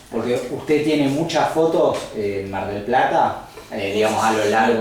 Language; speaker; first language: Spanish; native; Spanish